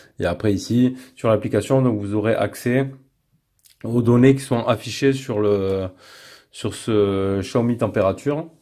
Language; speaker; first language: French; native; French